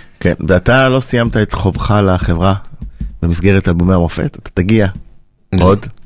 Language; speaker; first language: Hebrew; native; Hebrew